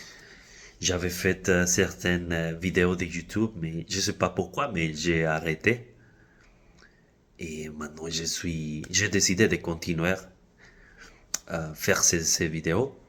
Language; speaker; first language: French; non-native, fluent; Spanish